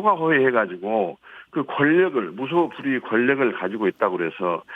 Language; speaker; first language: Korean; native; Korean